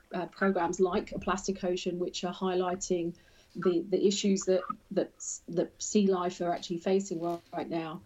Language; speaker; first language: English; native; English